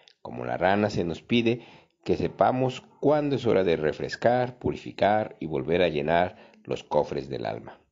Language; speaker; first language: Spanish; native; Spanish